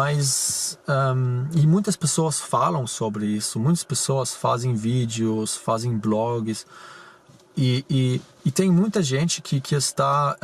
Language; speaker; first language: Portuguese; non-native, fluent; German